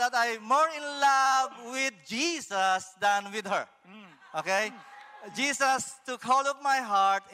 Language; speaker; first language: English; non-native, local second language; Filipino